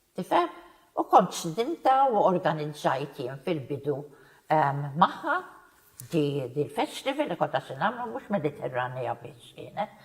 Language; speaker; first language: Maltese; non-native, local second language; English